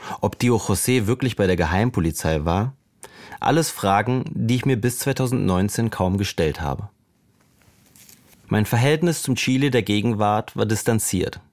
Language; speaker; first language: German; native; German